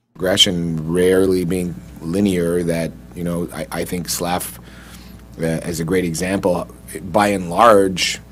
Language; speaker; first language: English; native; English